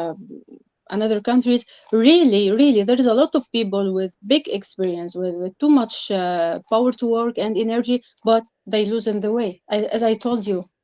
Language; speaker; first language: English; non-native, learner; Arabic